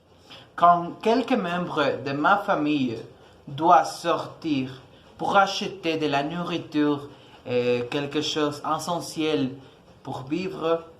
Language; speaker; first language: French; non-native, learner; Spanish